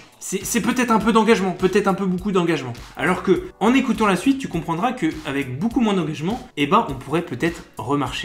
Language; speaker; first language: French; native; French